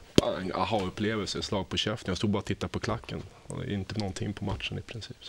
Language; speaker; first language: Swedish; early bilingual, other home language; French